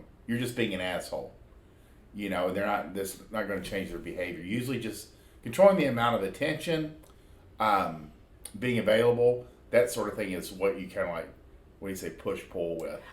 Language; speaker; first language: English; native; English